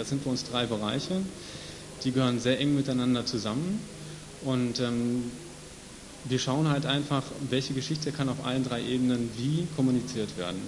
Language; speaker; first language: German; native; German